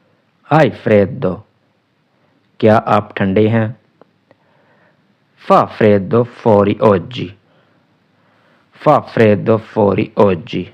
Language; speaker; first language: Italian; non-native, fluent; Urdu